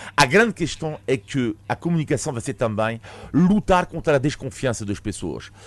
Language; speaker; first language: Portuguese; non-native, fluent; French